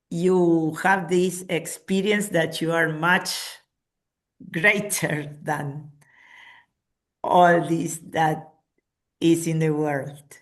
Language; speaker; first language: English; non-native, fluent; Spanish